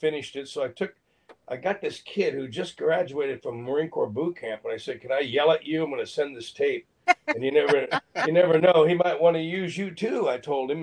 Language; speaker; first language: English; native; English